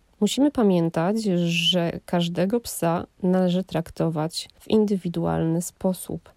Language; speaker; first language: Polish; native; Polish